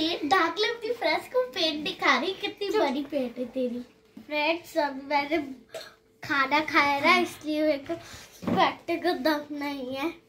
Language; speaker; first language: Hindi; native; Hindi